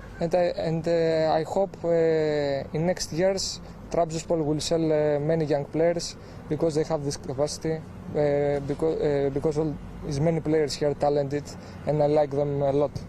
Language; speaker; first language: English; non-native, fluent; Greek